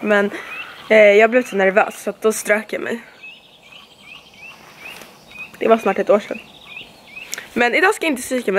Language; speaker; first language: Swedish; native; Swedish